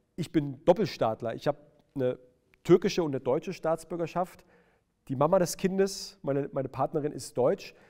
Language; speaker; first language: German; native; German